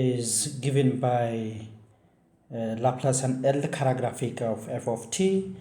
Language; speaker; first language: English; non-native, fluent; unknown